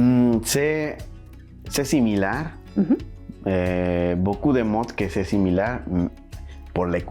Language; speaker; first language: French; non-native, learner; Spanish